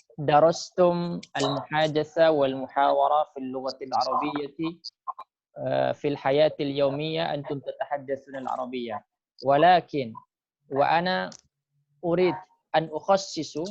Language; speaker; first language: Arabic; non-native, fluent; Indonesian